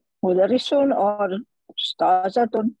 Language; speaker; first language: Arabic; non-native, learner; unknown